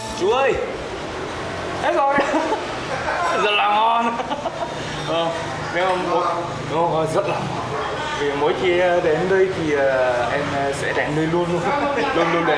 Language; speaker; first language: Vietnamese; non-native, fluent; Korean